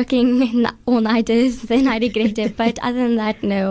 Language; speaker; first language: English; native; English